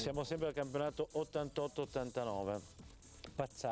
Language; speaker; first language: Italian; native; Italian